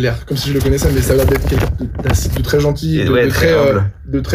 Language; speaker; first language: French; native; French